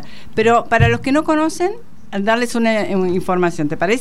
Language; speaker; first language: Spanish; native; Spanish